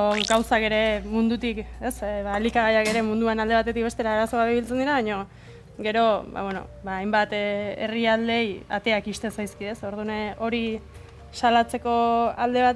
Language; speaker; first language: Basque; native; Basque